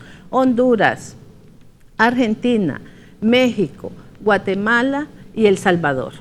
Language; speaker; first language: Spanish; native; Spanish